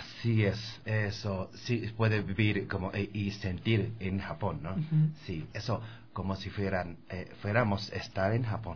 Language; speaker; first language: Spanish; non-native, learner; Japanese